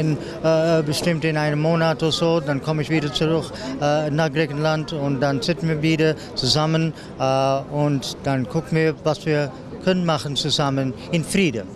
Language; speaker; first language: German; non-native, learner; Dutch